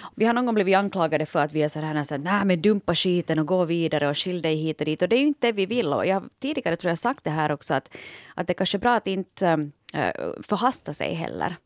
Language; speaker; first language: Swedish; native; Swedish